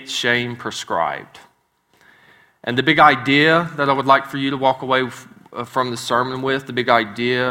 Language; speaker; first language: English; native; English